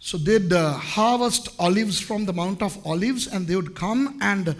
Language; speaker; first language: English; non-native, local second language; Tamil